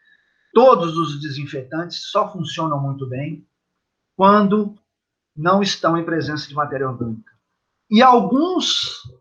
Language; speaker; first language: Portuguese; native; Portuguese